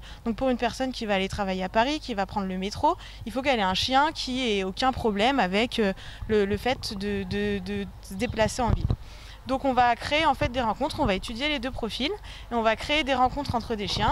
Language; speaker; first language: French; native; French